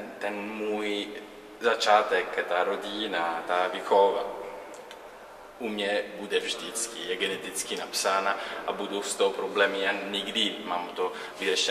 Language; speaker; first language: Czech; non-native, learner; Italian